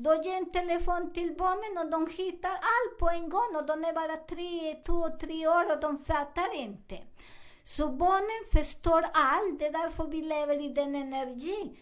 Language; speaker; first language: Swedish; non-native, fluent; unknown